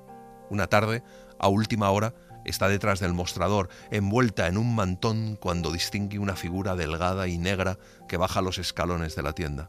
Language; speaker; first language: Spanish; native; Spanish